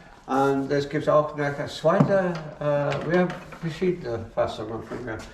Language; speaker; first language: German; non-native, learner; English